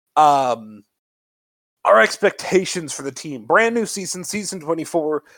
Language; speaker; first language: English; native; English